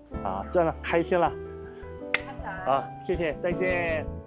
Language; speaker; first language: Chinese; non-native, learner; Korean